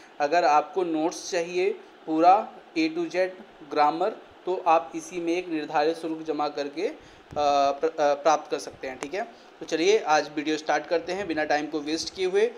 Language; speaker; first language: Hindi; native; Hindi